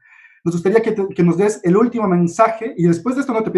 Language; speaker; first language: Spanish; native; Spanish